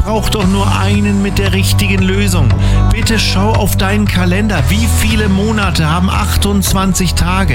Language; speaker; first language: German; native; German